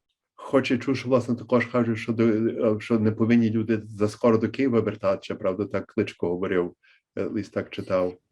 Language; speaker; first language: Ukrainian; early bilingual, heritage; Ukrainian